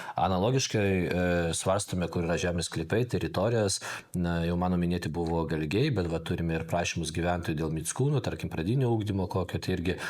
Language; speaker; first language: Lithuanian; non-native, local second language; Polish